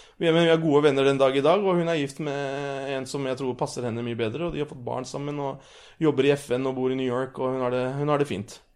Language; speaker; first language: Norwegian; early bilingual, other home language; Urdu